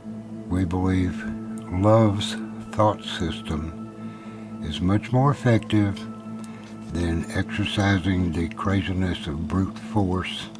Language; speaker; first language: English; native; English